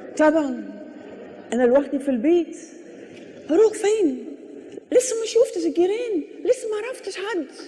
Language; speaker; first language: Arabic; non-native, fluent; Dutch